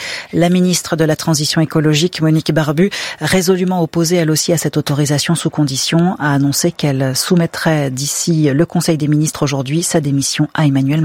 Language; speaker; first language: French; native; French